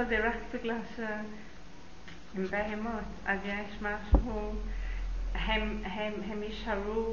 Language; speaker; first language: Hebrew; non-native, fluent; English